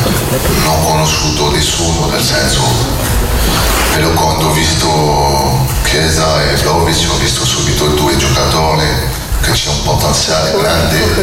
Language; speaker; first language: Italian; non-native, learner; French